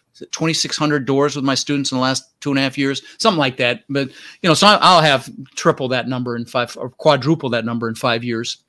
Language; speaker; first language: English; early bilingual, other home language; Dutch